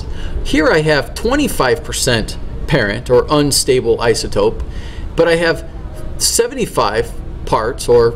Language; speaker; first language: English; native; English